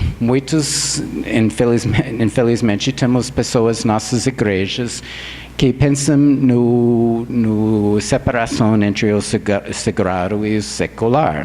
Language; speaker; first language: Portuguese; non-native, fluent; English